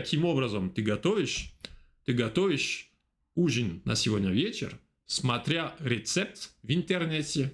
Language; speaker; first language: Russian; non-native, fluent; French